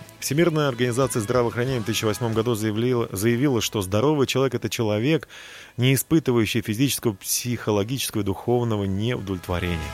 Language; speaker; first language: Russian; native; Russian